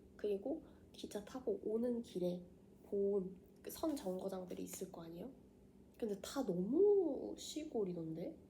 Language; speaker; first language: Korean; native; Korean